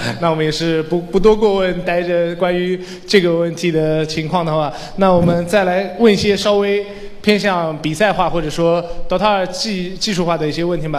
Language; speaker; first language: Chinese; native; Chinese